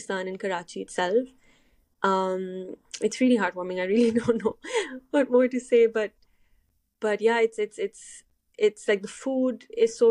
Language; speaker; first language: English; non-native, local second language; Urdu